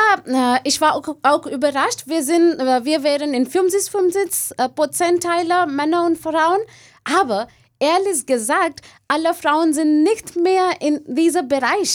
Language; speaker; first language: German; non-native, learner; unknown